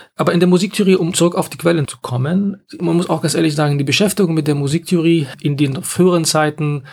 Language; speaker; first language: German; non-native, fluent; Arabic